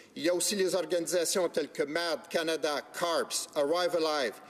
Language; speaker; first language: French; native; French